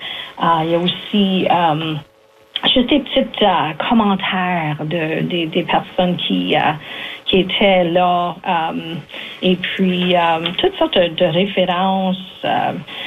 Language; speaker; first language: French; native; French